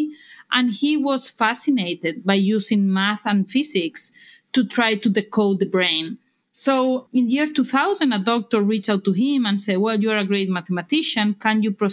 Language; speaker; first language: English; non-native, fluent; Spanish